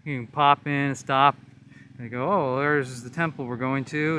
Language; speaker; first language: English; native; English